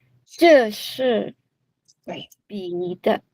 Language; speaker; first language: Chinese; non-native, learner; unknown